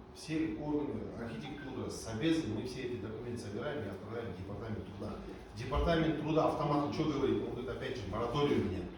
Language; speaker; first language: Russian; non-native, local second language; Kazakh